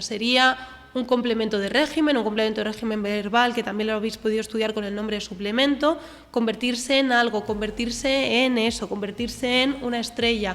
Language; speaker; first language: Spanish; native; Spanish